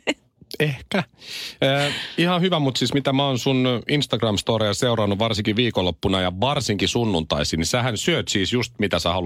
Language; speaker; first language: Finnish; native; Finnish